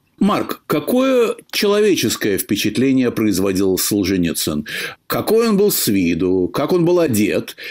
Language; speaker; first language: Russian; native; Russian